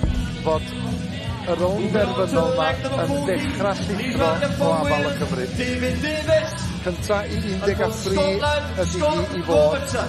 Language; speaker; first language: Welsh; native; Welsh